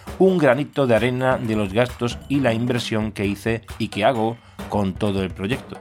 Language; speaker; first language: Spanish; native; Spanish